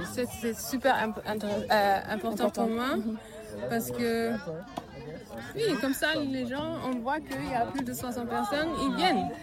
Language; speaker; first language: French; early bilingual, heritage; French